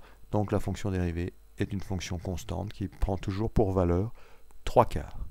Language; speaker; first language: French; native; French